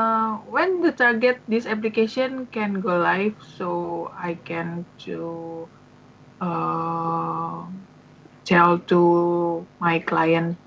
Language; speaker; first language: English; non-native, learner; Indonesian